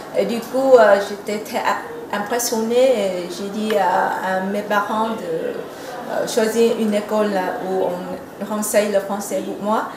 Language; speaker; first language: French; non-native, fluent; Vietnamese